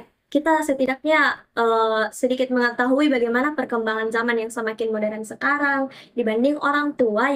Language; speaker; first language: Indonesian; native; Indonesian